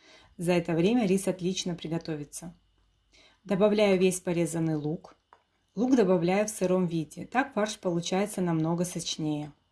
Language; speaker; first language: Russian; native; Russian